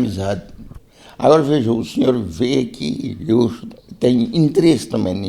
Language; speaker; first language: Portuguese; non-native, local second language; Konkani